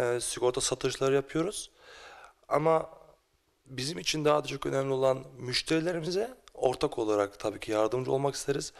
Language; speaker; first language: Turkish; early bilingual, heritage; Turkish